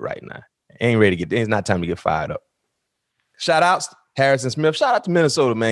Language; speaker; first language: English; native; English